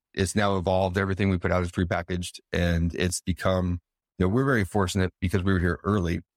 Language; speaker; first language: English; native; English